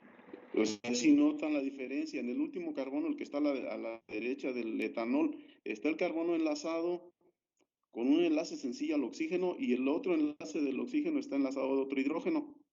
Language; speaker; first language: Spanish; native; Spanish